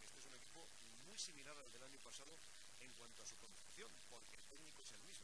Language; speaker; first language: Spanish; native; Spanish